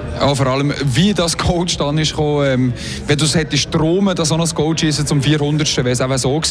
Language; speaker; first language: German; native; German